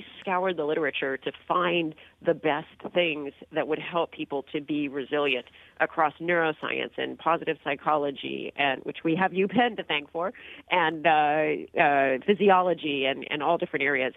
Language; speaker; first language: English; native; English